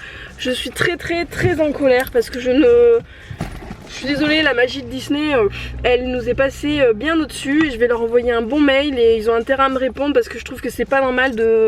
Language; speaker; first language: French; native; French